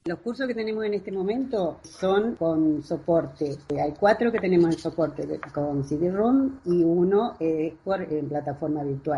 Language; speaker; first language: Spanish; native; Spanish